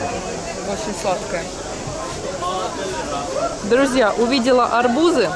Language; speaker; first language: Russian; native; Russian